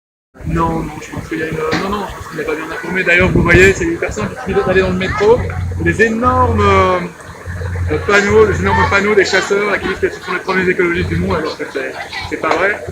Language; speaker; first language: French; native; French